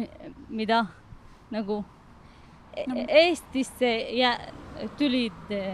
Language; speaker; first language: Estonian; non-native, learner; Arabic